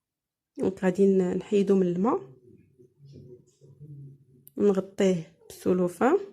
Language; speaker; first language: Arabic; native; Arabic